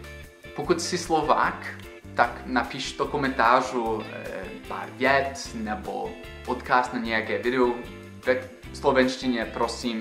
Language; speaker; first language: Czech; non-native, fluent; English